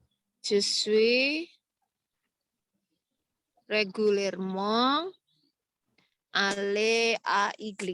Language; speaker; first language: French; non-native, learner; Indonesian